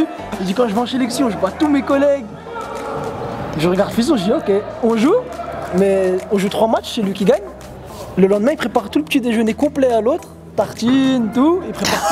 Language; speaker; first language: French; native; French